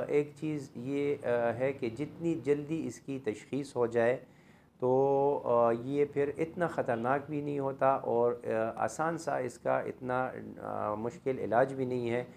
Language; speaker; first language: Urdu; non-native, local second language; Pashto